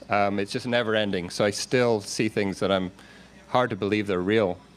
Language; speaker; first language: English; native; English